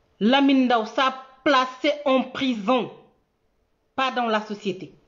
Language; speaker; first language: Wolof; native; Wolof